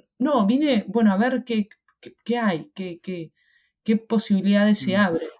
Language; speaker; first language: Spanish; native; Spanish